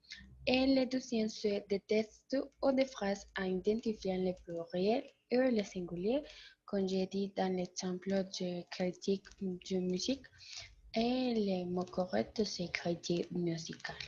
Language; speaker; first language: French; non-native, learner; Spanish